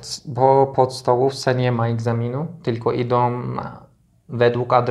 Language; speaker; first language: Polish; non-native, learner; Turkish